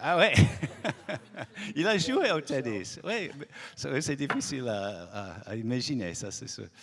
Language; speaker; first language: French; non-native, fluent; English